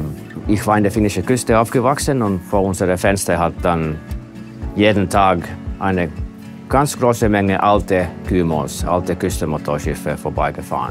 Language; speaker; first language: German; non-native, fluent; Finnish